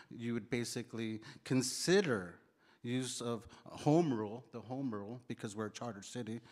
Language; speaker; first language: English; early bilingual, other home language; Spanish